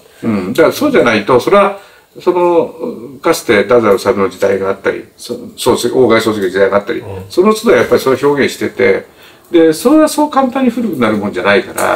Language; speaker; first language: Japanese; native; Japanese